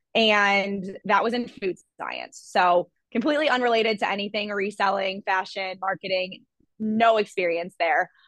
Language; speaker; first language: English; native; English